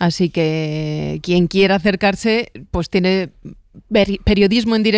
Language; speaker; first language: Spanish; native; Spanish